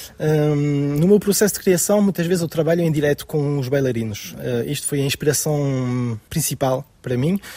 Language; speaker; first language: Portuguese; early bilingual, heritage; Portuguese